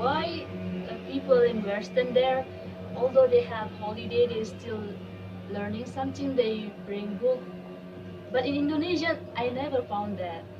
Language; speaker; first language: English; non-native, learner; Indonesian